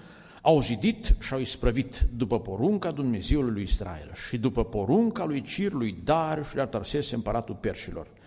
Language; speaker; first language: Romanian; native; Romanian